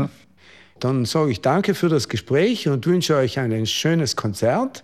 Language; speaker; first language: German; native; German